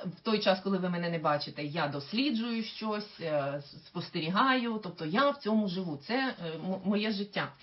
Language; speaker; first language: Ukrainian; non-native, local second language; Russian